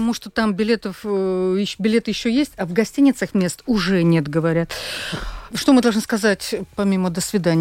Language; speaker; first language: Russian; native; Russian